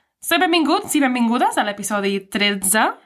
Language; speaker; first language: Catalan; non-native, learner; English